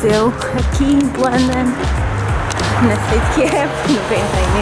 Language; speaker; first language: Portuguese; early bilingual, heritage; Portuguese